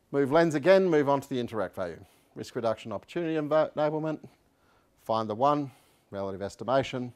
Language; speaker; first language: English; native; English